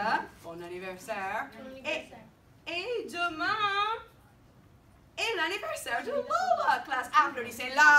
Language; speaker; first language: French; non-native, fluent; English